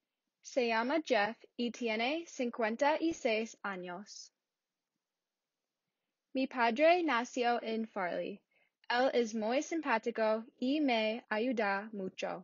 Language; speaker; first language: Spanish; non-native, learner; English